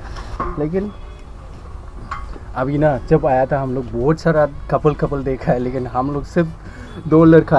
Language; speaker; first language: Hindi; non-native, local second language; Bodo